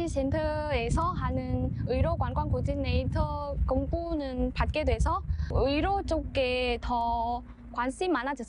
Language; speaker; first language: Korean; non-native, learner; Vietnamese